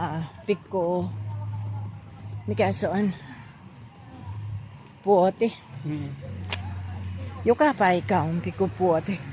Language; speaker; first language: Finnish; non-native, learner; Filipino